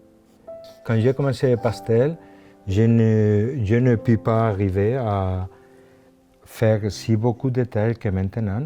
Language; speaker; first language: French; non-native, fluent; Spanish